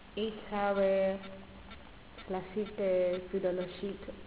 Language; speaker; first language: German; non-native, learner; Spanish